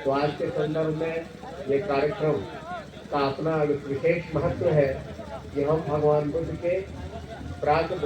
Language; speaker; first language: Hindi; native; Hindi